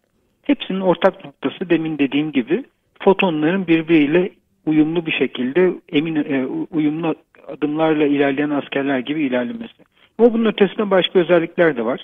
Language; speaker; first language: Turkish; native; Turkish